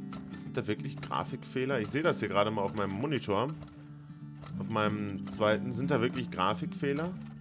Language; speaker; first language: German; native; German